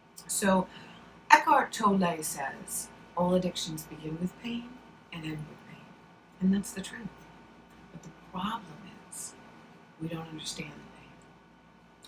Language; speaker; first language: English; native; English